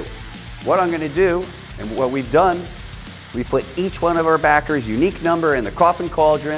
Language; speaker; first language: English; native; English